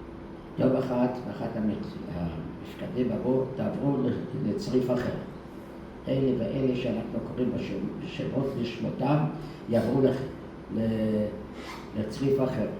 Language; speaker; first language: Hebrew; early bilingual, other home language; Dutch